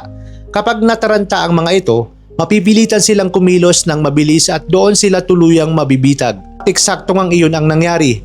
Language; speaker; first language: Filipino; native; Filipino